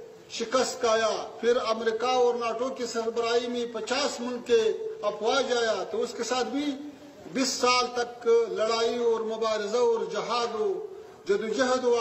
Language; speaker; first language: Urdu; non-native, fluent; Pashto